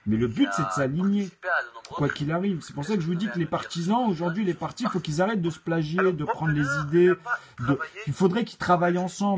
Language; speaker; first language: French; native; French